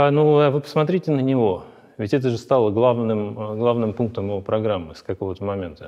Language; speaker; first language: Russian; native; Russian